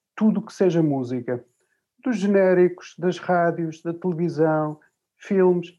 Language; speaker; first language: Portuguese; early bilingual, other home language; English